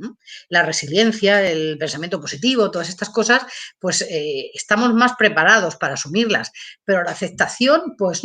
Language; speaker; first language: Spanish; native; Spanish